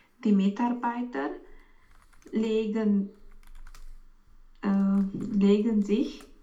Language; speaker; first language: German; non-native, learner; Romanian